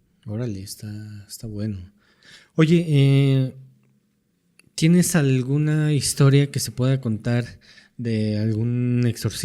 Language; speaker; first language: Spanish; native; Spanish